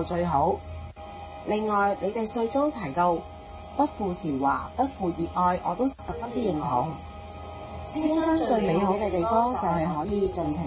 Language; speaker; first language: Chinese; native; Chinese